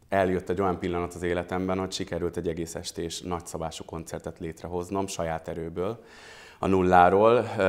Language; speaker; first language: Hungarian; early bilingual, other home language; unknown